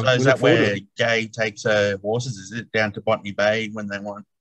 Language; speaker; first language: English; native; English